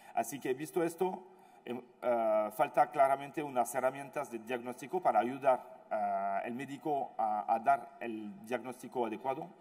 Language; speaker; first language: Spanish; non-native, fluent; French